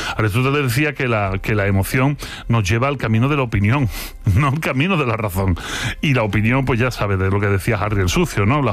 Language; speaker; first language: Spanish; native; Spanish